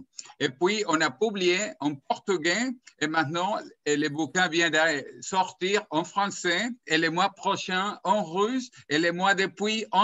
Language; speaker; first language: French; non-native, fluent; Spanish